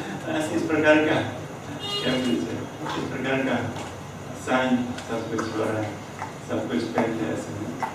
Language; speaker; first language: Hindi; non-native, fluent; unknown